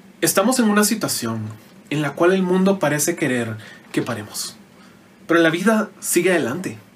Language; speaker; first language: Spanish; native; Spanish